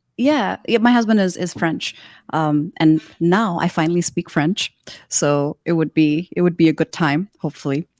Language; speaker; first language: English; non-native, local second language; Urdu